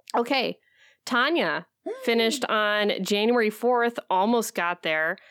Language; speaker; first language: English; native; English